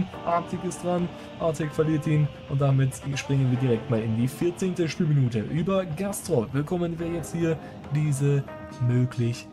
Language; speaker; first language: German; native; German